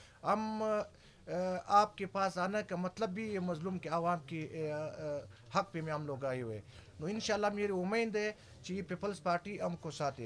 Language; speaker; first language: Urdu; non-native, local second language; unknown